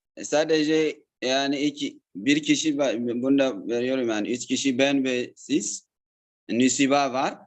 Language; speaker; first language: Turkish; non-native, learner; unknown